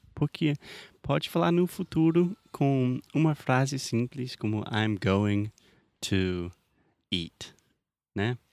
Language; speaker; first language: Portuguese; non-native, fluent; English